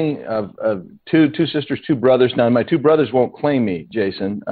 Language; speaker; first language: English; native; English